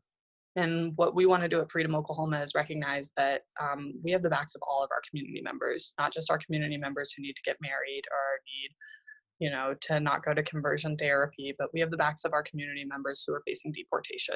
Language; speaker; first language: English; native; English